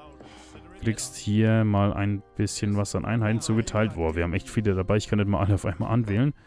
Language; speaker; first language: German; native; German